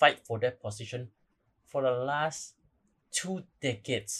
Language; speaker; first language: English; non-native, local second language; Chinese